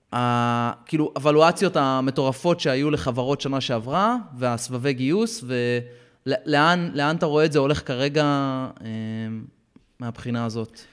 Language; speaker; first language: Hebrew; native; Hebrew